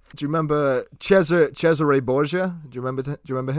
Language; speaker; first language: English; native; English